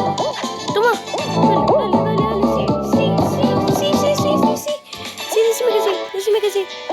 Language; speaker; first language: Spanish; native; Spanish